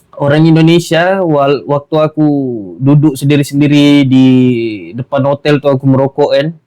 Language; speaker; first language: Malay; native; Malay